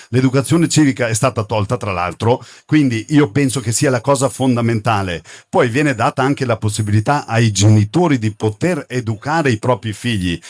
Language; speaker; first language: Italian; non-native, fluent; Turkish